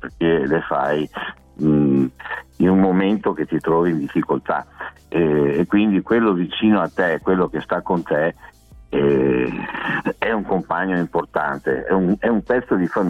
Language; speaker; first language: Italian; native; Italian